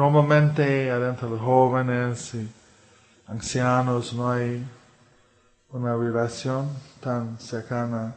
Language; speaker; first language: Spanish; non-native, fluent; English